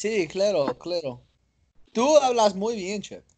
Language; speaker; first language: Spanish; non-native, learner; English